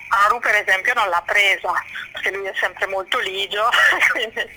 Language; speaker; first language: Italian; native; Italian